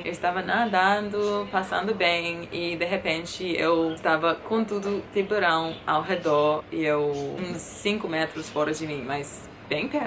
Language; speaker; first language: Portuguese; non-native, fluent; English